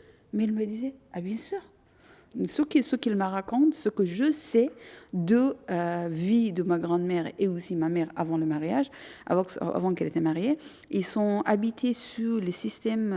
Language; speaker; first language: French; non-native, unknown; Persian